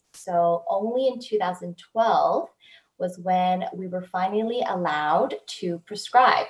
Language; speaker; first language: English; native; English